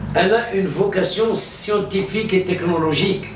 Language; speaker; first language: French; non-native, local second language; Arabic